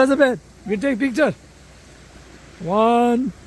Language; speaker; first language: English; non-native, learner; Tibetan